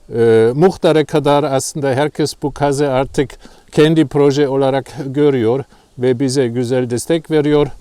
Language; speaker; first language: Turkish; non-native, fluent; German